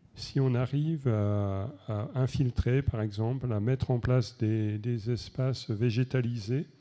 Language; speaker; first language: French; native; French